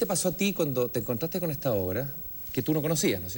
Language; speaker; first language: Spanish; native; Spanish